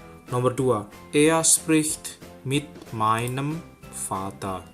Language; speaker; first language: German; non-native, fluent; Indonesian